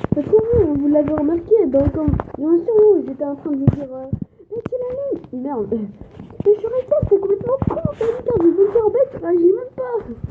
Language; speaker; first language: French; native; French